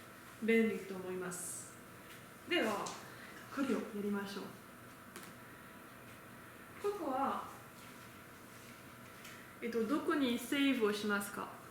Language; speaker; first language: Japanese; non-native, learner; French